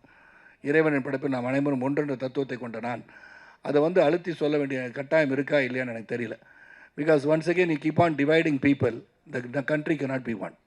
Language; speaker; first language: Tamil; native; Tamil